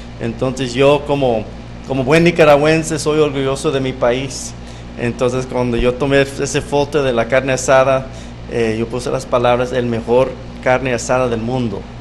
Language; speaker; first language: Spanish; non-native, fluent; English